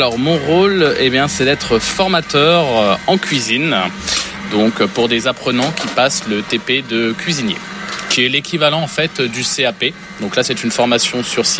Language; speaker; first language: French; native; French